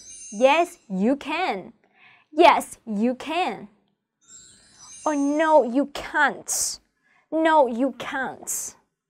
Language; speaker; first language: English; non-native, fluent; Vietnamese